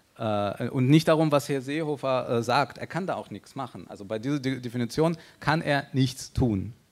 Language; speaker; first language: German; early bilingual, other home language; Russian